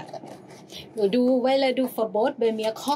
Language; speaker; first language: German; non-native, learner; Thai